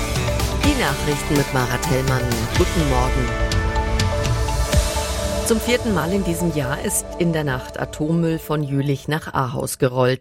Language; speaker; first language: German; native; German